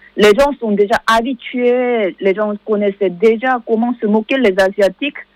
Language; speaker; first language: French; non-native, learner; Korean